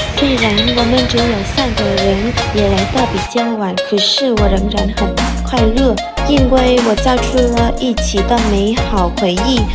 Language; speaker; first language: Chinese; non-native, learner; Vietnamese